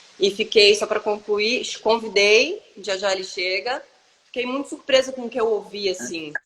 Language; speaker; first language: Portuguese; native; Portuguese